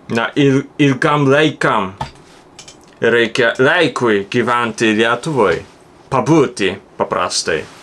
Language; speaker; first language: Lithuanian; non-native, learner; Japanese